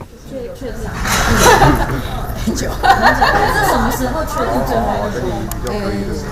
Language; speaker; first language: Chinese; native; Chinese